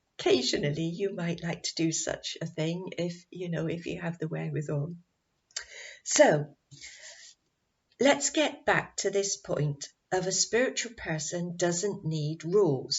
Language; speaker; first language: English; native; English